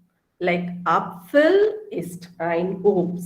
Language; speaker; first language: German; non-native, fluent; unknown